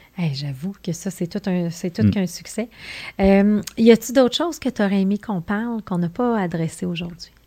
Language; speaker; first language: French; native; French